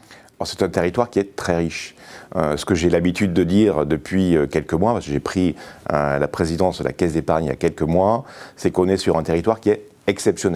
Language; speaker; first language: French; native; French